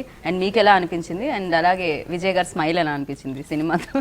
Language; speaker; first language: Telugu; native; Telugu